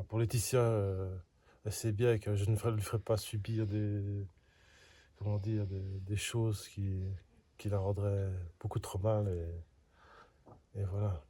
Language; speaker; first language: French; native; French